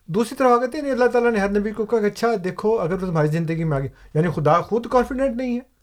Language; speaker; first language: Urdu; non-native, local second language; Punjabi